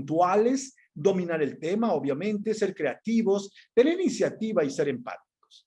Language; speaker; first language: Spanish; native; Spanish